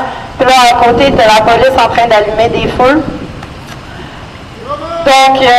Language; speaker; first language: French; native; French